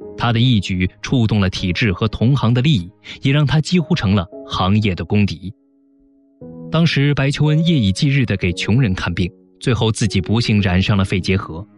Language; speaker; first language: Chinese; native; Chinese